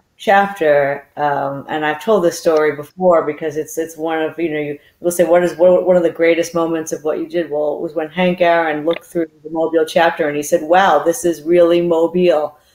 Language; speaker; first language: English; native; English